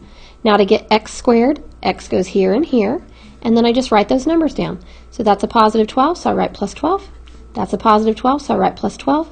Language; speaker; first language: English; native; English